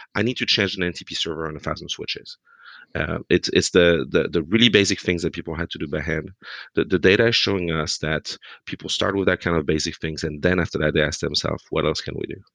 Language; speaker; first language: English; non-native, fluent; French